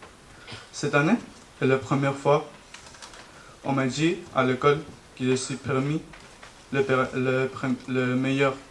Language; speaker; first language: French; non-native, learner; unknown